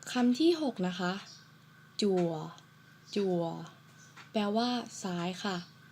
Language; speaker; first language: Thai; native; Thai